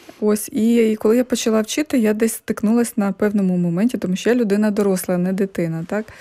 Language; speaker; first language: Ukrainian; native; Ukrainian